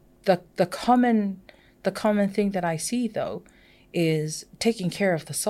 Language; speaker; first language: English; non-native, fluent; Samoan